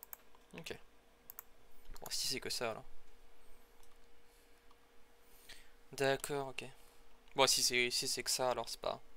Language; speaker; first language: French; native; French